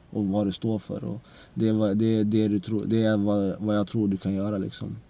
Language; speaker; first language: Swedish; early bilingual, other home language; Central Kurdish